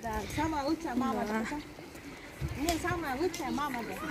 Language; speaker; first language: Russian; non-native, local second language; Kyrgyz